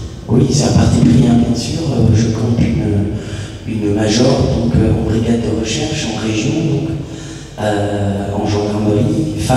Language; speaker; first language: French; native; French